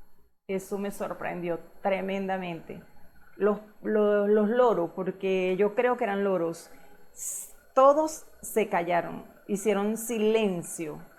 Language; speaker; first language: Spanish; native; Spanish